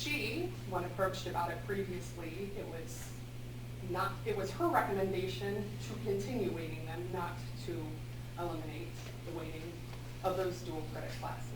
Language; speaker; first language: English; native; English